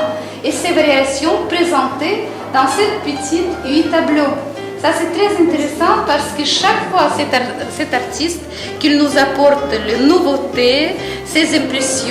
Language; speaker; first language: French; non-native, fluent; Russian